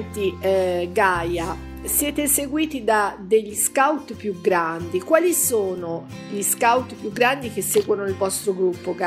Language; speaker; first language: Italian; native; Italian